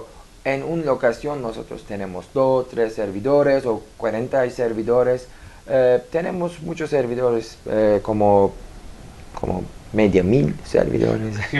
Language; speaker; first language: Spanish; non-native, learner; Turkish